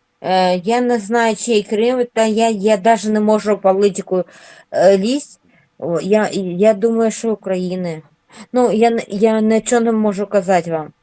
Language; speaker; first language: Ukrainian; non-native, local second language; Russian